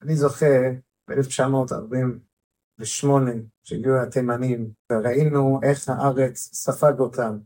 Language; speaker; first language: Hebrew; non-native, fluent; English